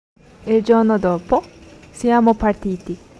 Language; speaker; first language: Italian; non-native, learner; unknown